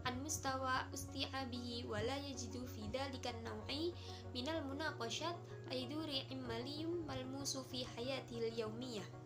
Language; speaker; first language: Arabic; non-native, learner; Indonesian